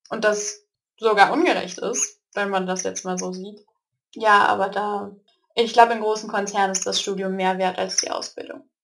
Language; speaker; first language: German; native; German